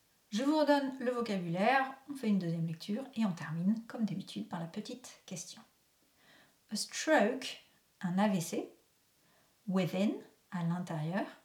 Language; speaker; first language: French; native; French